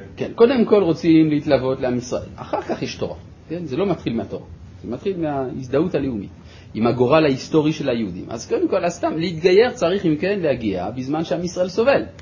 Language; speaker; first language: Hebrew; non-native, fluent; French